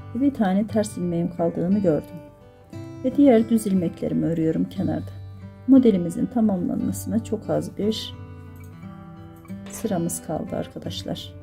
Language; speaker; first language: Turkish; native; Turkish